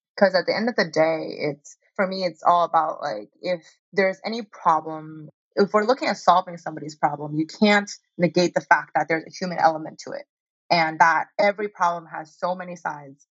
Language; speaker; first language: English; early bilingual, heritage; Chinese